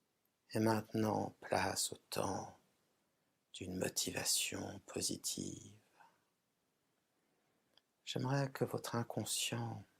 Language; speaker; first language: French; native; French